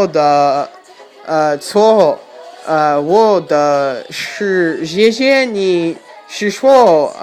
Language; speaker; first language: Chinese; non-native, learner; English